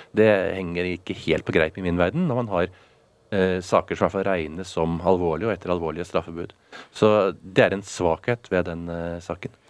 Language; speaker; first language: Norwegian; native; Norwegian